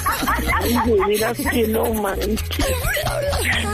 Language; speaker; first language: Spanish; native; Spanish